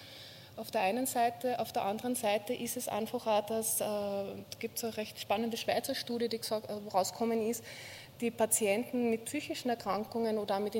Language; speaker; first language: German; native; German